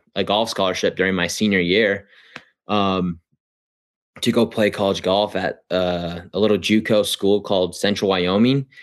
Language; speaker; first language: English; native; English